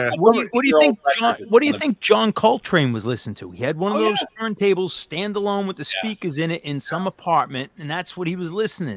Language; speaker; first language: English; native; English